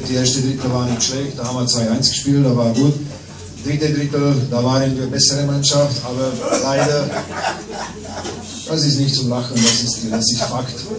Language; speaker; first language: German; non-native, fluent; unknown